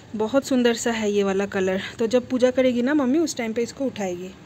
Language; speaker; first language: Hindi; non-native, local second language; Bangla